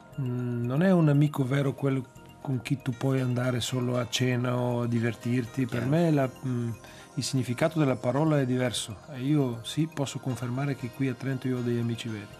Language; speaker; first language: Italian; non-native, fluent; Bulgarian